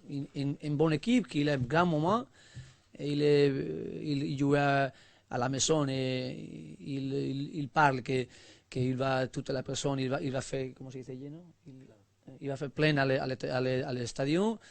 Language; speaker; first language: French; non-native, learner; Spanish